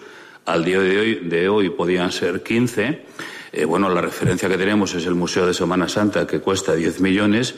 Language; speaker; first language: Spanish; native; Spanish